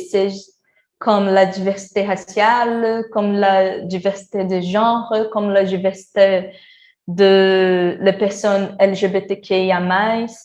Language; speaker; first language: French; non-native, learner; Portuguese